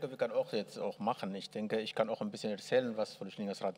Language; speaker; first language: German; non-native, learner; Arabic